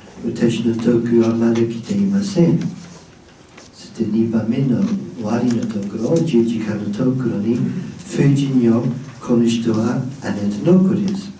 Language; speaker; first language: Japanese; non-native, fluent; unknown